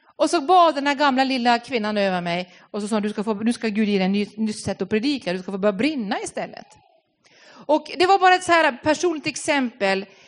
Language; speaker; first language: Swedish; non-native, fluent; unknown